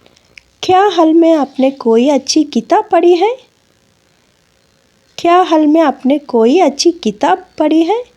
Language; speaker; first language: Hindi; non-native, local second language; Telugu